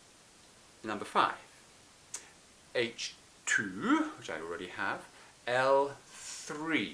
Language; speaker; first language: English; native; English